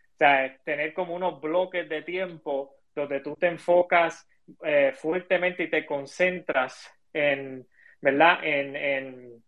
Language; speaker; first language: Spanish; early bilingual, heritage; Spanish